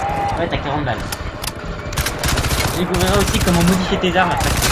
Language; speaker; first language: French; native; French